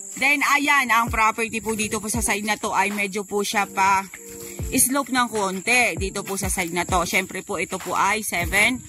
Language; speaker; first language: Filipino; non-native, local second language; Bikol